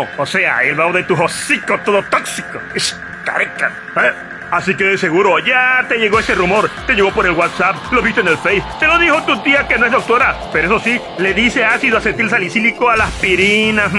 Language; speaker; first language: Spanish; native; Spanish